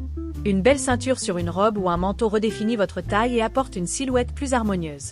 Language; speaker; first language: French; native; French